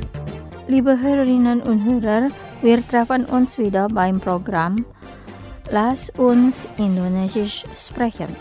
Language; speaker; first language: German; non-native, fluent; Indonesian